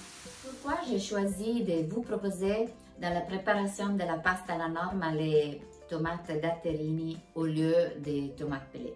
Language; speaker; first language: French; non-native, fluent; Italian